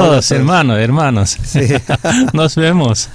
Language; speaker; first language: Spanish; non-native, fluent; Korean